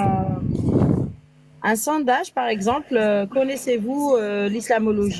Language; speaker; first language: French; native; French